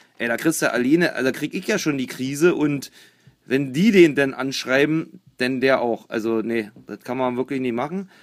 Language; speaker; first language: German; native; German